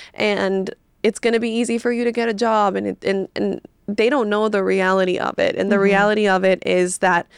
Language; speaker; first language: English; early bilingual, other home language; Spanish